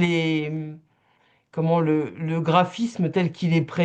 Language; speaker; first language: French; native; French